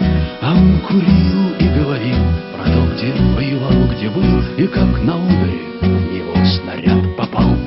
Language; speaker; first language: Russian; native; Russian